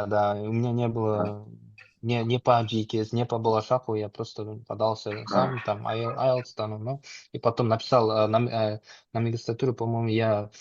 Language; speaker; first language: Russian; non-native, local second language; Kazakh